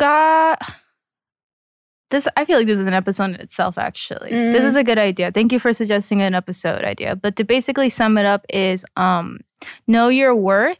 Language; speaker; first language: English; native; English